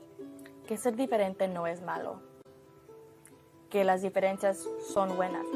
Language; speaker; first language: Spanish; early bilingual, heritage; Spanish